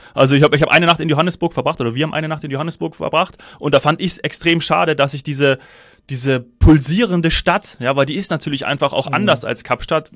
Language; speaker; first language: German; native; German